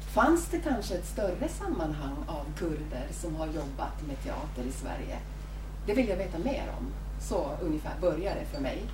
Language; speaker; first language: Swedish; native; Swedish